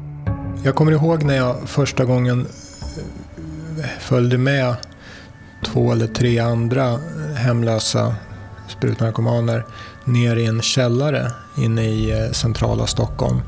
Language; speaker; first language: Swedish; native; Swedish